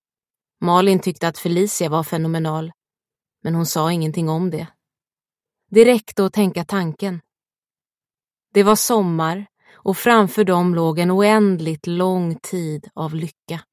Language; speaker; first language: Swedish; native; Swedish